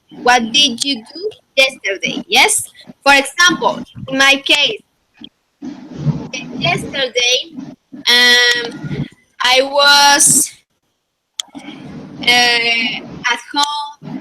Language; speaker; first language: English; non-native, fluent; Spanish